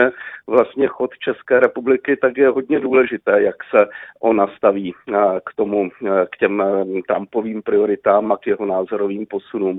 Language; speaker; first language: Czech; native; Czech